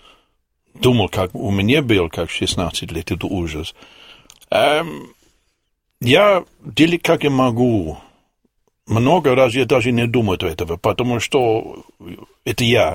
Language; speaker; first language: Russian; non-native, learner; English